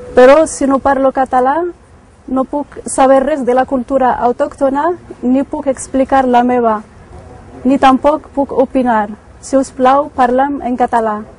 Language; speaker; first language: Catalan; non-native, learner; Arabic